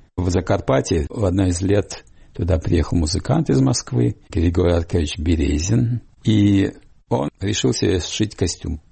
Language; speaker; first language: Russian; non-native, local second language; Hungarian